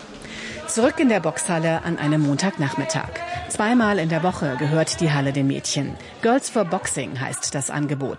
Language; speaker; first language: German; native; German